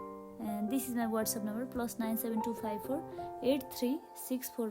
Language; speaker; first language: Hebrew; non-native, learner; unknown